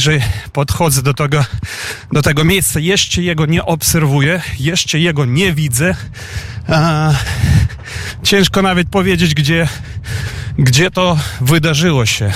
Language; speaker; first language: Polish; non-native, fluent; Ukrainian